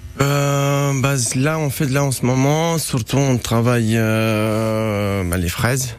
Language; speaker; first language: French; non-native, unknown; Romanian